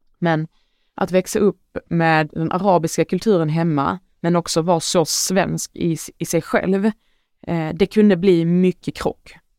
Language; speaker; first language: Swedish; early bilingual, other home language; Arabic